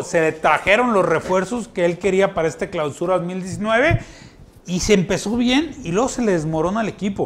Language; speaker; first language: Spanish; native; Spanish